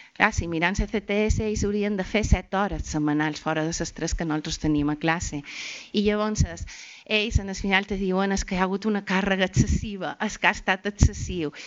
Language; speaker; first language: Catalan; native; Catalan